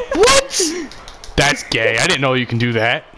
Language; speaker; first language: English; native; English